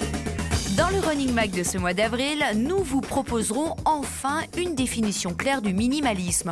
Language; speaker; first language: French; native; French